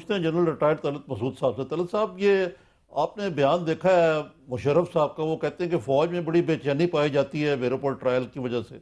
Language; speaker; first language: Urdu; native; Urdu